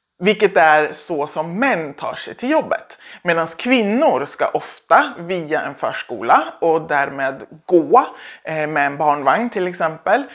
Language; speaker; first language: Swedish; native; Swedish